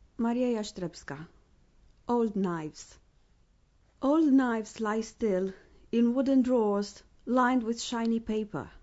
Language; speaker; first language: English; non-native, fluent; Romanian